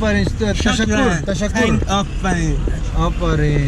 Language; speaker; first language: Persian; non-native, learner; Urdu